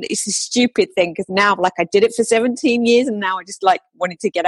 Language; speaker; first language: English; native; English